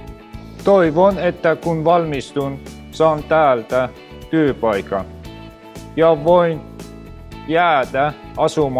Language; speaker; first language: Finnish; non-native, learner; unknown